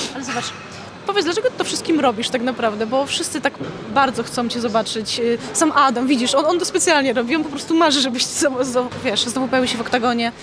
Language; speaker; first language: Polish; native; Polish